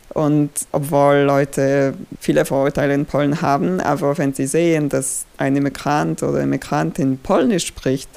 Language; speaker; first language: German; non-native, fluent; Polish